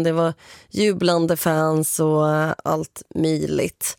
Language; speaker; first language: Swedish; native; Swedish